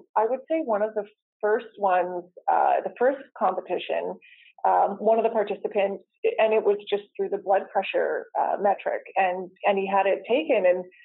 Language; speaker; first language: English; native; English